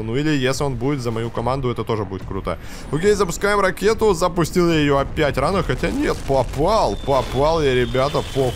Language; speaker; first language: Russian; native; Russian